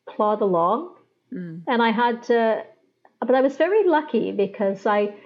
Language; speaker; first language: English; native; English